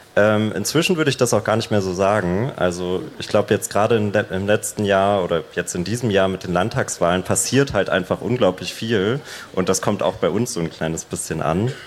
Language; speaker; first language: German; native; German